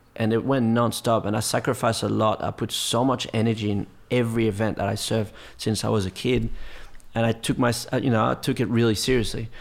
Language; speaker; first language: English; non-native, fluent; French